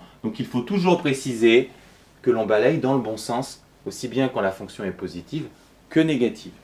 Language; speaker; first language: French; native; French